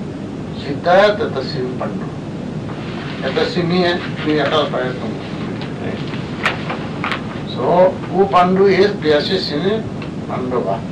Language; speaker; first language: Russian; non-native, learner; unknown